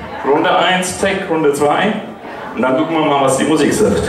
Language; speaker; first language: German; native; German